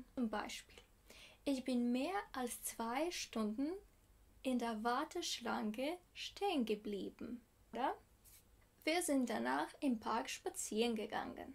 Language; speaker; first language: German; non-native, fluent; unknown